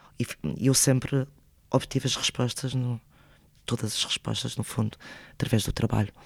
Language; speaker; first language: Portuguese; early bilingual, other home language; Spanish